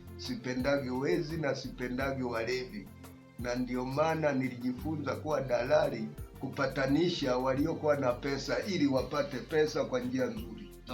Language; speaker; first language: Swahili; non-native, local second language; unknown